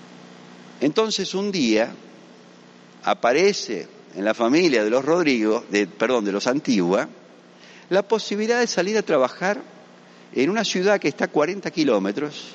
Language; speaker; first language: Spanish; native; Spanish